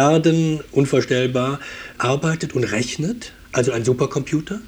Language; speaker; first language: German; native; German